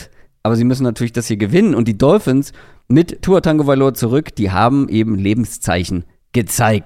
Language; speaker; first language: German; native; German